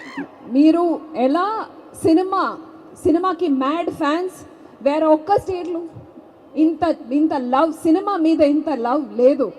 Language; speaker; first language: Telugu; non-native, fluent; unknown